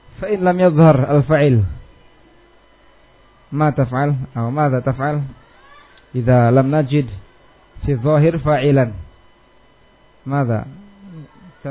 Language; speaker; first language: Arabic; non-native, fluent; Indonesian